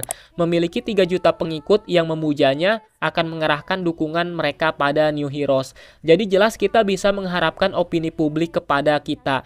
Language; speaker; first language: Indonesian; native; Indonesian